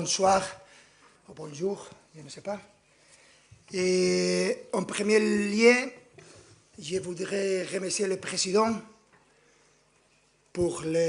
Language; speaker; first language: French; non-native, fluent; Spanish